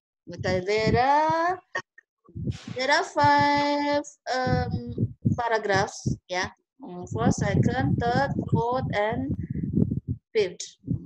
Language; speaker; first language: English; non-native, fluent; Indonesian